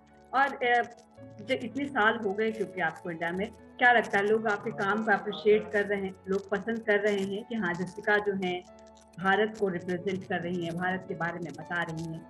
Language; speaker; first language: Hindi; native; Hindi